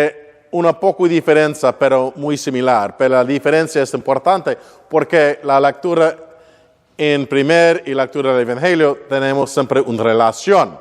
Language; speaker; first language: Spanish; non-native, learner; English